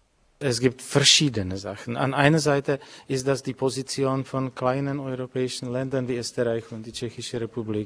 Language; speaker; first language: German; non-native, fluent; Czech